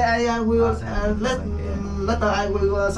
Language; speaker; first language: English; non-native, learner; Vietnamese